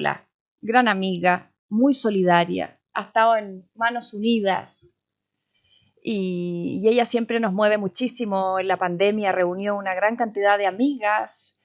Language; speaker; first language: Spanish; native; Spanish